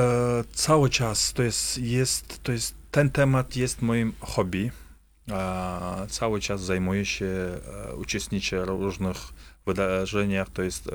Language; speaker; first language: Polish; non-native, fluent; Russian